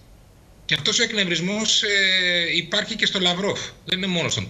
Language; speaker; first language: Greek; native; Greek